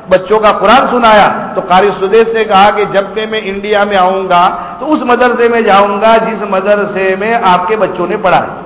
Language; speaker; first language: Urdu; non-native, local second language; Gujarati